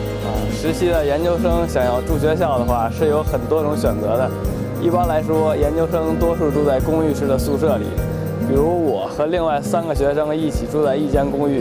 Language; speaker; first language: Chinese; native; Chinese